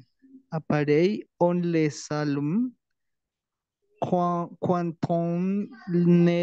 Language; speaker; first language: French; non-native, learner; Spanish